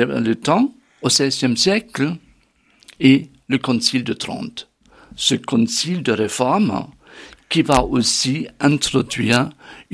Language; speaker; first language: French; non-native, fluent; German